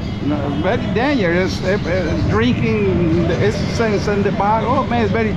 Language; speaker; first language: English; non-native, learner; Spanish